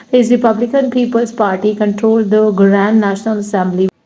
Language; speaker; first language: English; non-native, local second language; Urdu